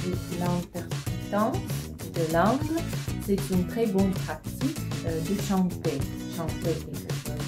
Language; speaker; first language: French; non-native, fluent; Russian